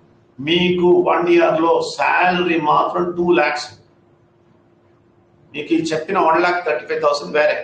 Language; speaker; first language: Telugu; non-native, fluent; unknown